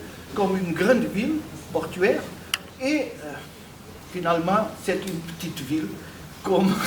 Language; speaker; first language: French; non-native, fluent; Portuguese